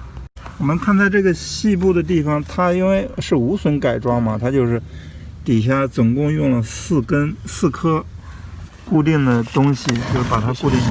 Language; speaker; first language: Chinese; native; Chinese